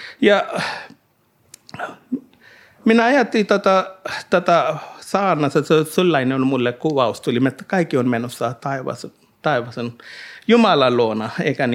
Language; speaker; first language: Finnish; non-native, learner; Hindi